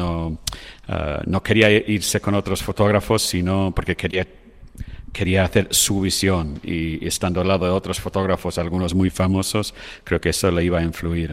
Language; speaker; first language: Spanish; non-native, fluent; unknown